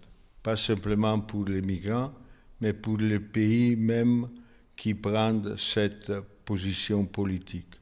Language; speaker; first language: French; non-native, fluent; Italian